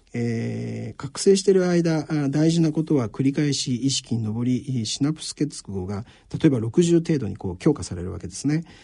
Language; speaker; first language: Japanese; native; Japanese